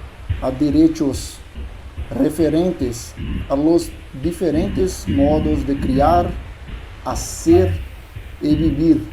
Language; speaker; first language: Spanish; non-native, learner; Portuguese